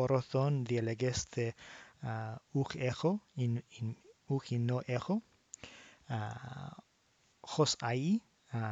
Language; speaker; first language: Greek; non-native, learner; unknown